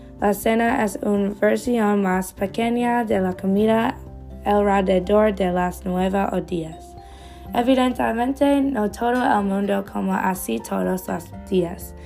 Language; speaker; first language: Spanish; non-native, learner; English